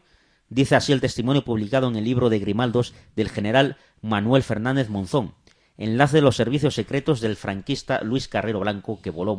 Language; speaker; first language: Spanish; native; Spanish